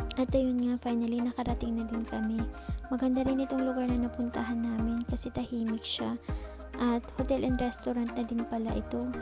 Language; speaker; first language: Filipino; native; Filipino